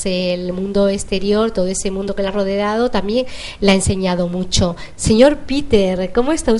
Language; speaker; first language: Spanish; native; Spanish